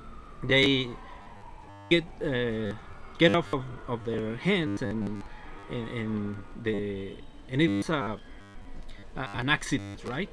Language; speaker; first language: English; non-native, learner; Spanish